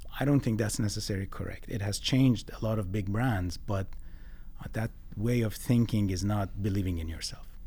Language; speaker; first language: English; non-native, fluent; Persian